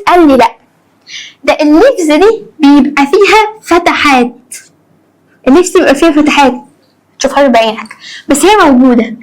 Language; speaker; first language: Arabic; native; Arabic